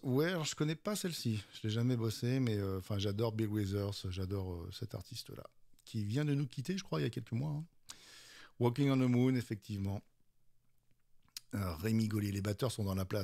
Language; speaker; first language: French; native; French